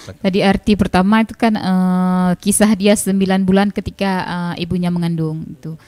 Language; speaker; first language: Indonesian; non-native, local second language; Achinese